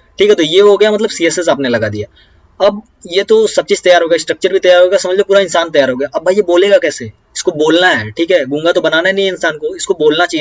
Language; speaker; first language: Hindi; native; Hindi